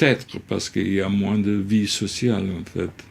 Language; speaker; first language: French; non-native, fluent; English